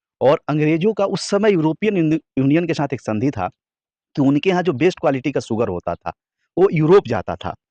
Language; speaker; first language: Hindi; native; Hindi